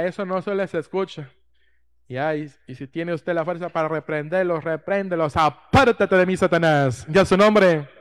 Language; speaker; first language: Spanish; native; Spanish